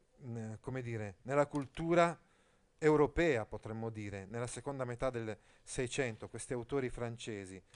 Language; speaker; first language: Italian; native; Italian